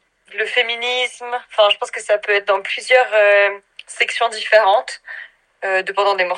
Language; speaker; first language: French; native; French